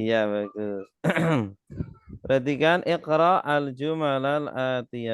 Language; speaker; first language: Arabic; non-native, fluent; Indonesian